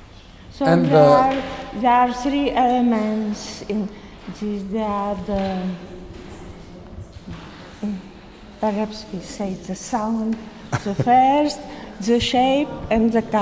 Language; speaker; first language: English; non-native, learner; Czech